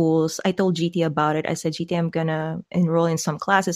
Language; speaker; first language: English; non-native, local second language; Filipino